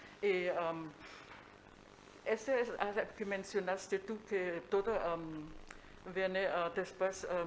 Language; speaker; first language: Spanish; non-native, fluent; German